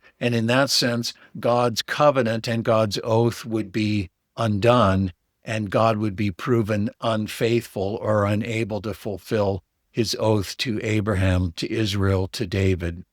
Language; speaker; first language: English; native; English